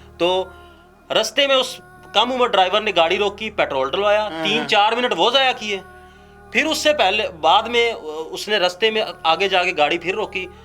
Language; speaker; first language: Urdu; non-native, local second language; Punjabi